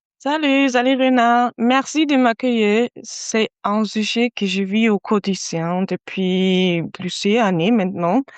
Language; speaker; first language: French; non-native, fluent; German